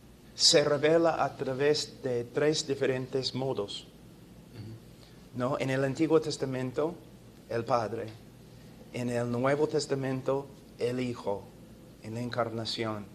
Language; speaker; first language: Spanish; non-native, fluent; English